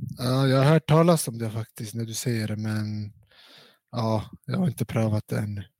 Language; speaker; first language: Swedish; early bilingual, other home language; Central Kurdish